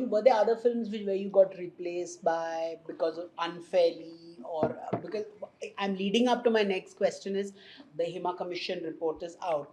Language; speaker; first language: English; non-native, local second language; Hindi